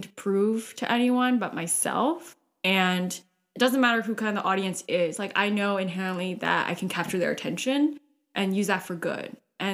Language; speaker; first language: English; early bilingual, other home language; Cantonese